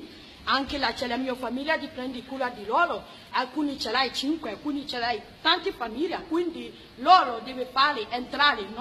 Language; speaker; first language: Italian; non-native, learner; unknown